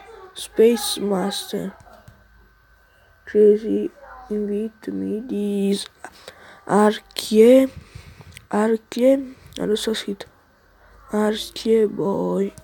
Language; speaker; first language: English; non-native, learner; Italian